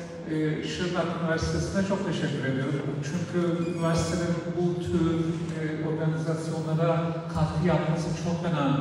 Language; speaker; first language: Turkish; non-native, local second language; Aramaic